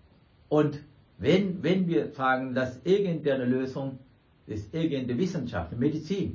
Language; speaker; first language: German; non-native, fluent; Sinhala